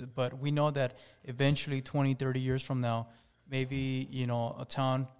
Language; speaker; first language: English; early bilingual, other home language; Spanish